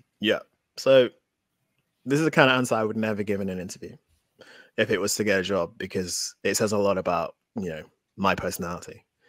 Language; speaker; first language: English; native; English